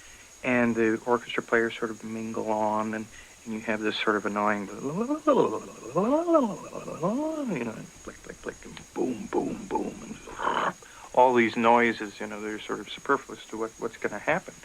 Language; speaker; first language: English; native; English